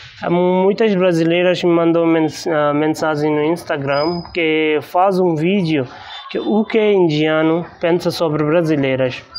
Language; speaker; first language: Portuguese; non-native, learner; Hindi